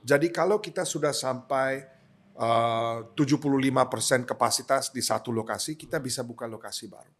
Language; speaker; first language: Indonesian; non-native, fluent; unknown